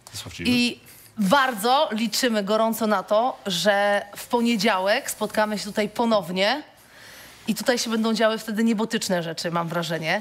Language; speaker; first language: Polish; native; Polish